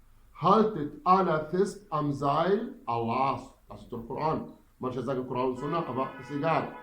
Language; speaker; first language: German; non-native, fluent; Arabic